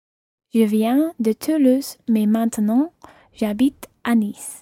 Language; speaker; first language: French; non-native, learner; English